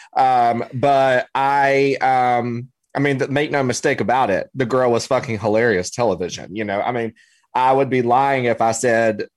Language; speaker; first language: English; native; English